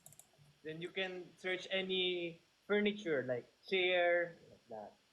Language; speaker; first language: English; non-native, local second language; Filipino